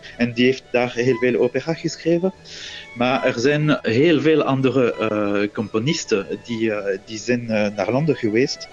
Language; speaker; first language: Dutch; non-native, local second language; French